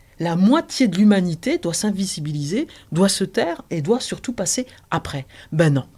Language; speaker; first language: French; early bilingual, other home language; Arabic